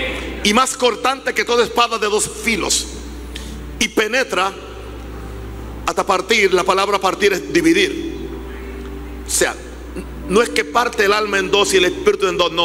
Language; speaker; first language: Spanish; native; Spanish